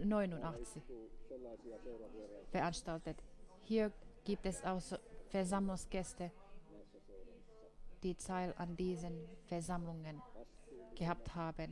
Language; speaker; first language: German; non-native, fluent; Finnish